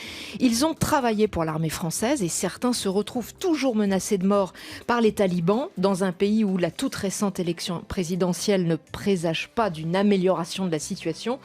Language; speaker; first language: French; native; French